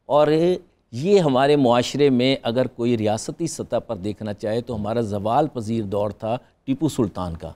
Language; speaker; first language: Urdu; native; Urdu